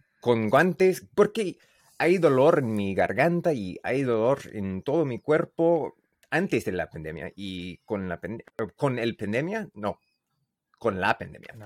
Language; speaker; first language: Spanish; non-native, learner; English